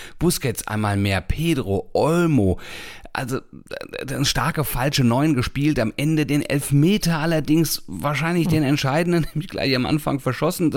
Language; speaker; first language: German; native; German